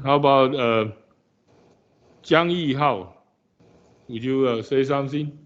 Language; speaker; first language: English; non-native, fluent; Chinese